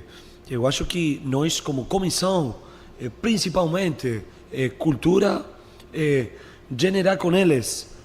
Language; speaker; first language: Portuguese; non-native, fluent; Spanish